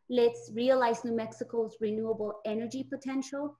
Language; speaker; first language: English; native; English